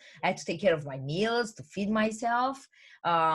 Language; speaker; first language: English; non-native, fluent; Romanian